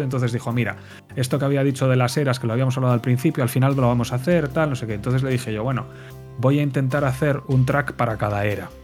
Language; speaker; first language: Spanish; native; Spanish